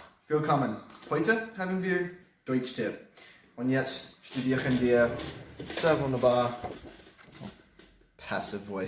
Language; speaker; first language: German; non-native, learner; English